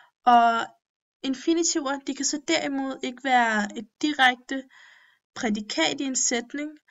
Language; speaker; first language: Danish; early bilingual, other home language; Turkish